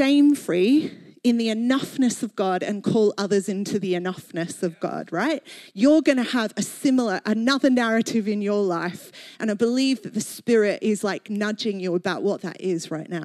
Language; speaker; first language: English; native; English